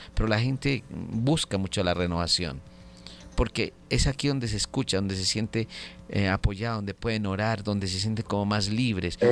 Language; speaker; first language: Spanish; native; Spanish